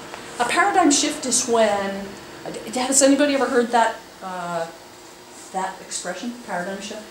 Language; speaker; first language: English; native; English